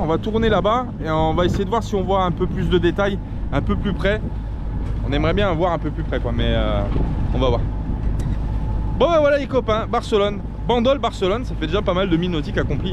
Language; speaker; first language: French; native; French